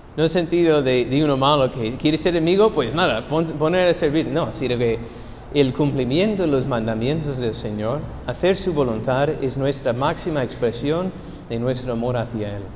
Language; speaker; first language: Spanish; non-native, fluent; English